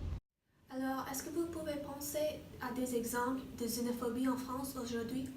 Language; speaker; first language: French; non-native, learner; English